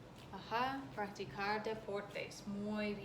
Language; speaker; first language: Spanish; non-native, fluent; English